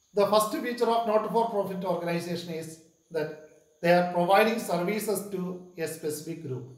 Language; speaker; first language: English; non-native, local second language; Malayalam